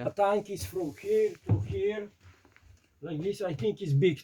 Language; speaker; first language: English; non-native, learner; Polish